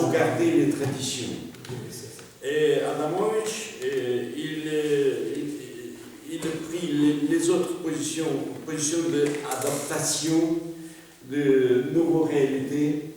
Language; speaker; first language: French; non-native, learner; Russian